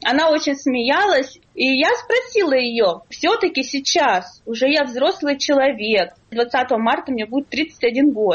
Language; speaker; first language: Russian; native; Russian